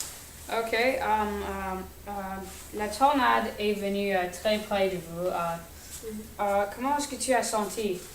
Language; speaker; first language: French; non-native, learner; English